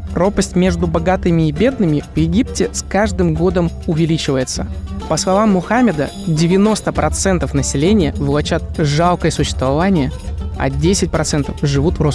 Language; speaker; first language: Russian; native; Russian